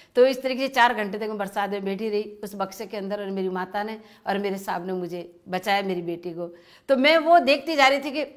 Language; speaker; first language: Hindi; native; Hindi